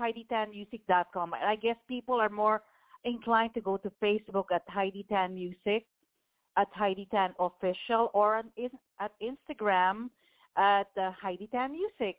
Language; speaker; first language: English; non-native, local second language; Filipino